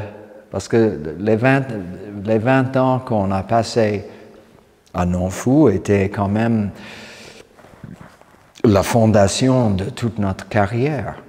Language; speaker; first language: French; non-native, fluent; English